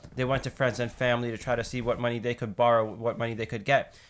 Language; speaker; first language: English; native; English